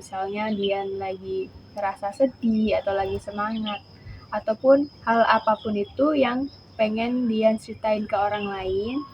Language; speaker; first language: Indonesian; native; Indonesian